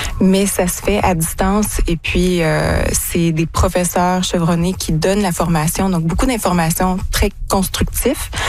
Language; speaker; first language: French; native; French